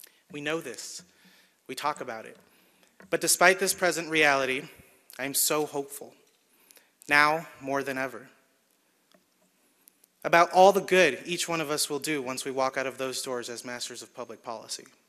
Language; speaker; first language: English; early bilingual, other home language; Spanish